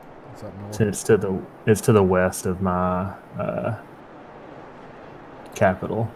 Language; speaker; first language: English; native; English